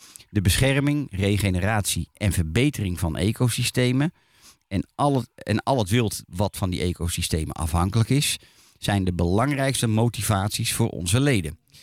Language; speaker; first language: Dutch; native; Dutch